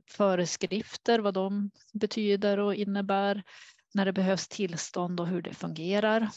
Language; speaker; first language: Swedish; native; Swedish